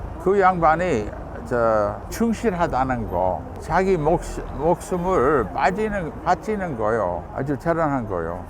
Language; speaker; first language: Korean; non-native, fluent; English